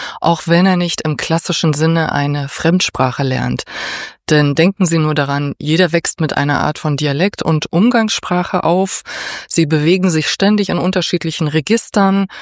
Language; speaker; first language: German; native; German